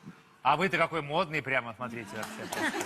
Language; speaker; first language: Russian; native; Russian